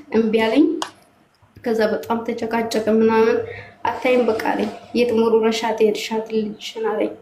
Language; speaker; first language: Amharic; native; Amharic